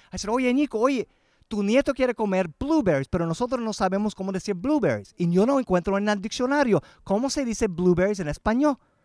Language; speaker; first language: Spanish; early bilingual, heritage; Spanish